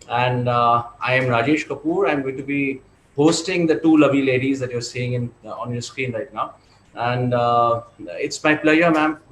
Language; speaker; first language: English; non-native, local second language; Hindi